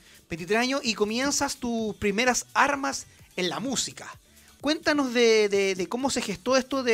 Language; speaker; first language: Spanish; native; Spanish